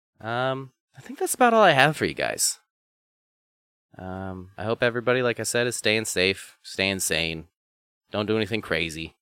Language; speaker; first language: English; native; English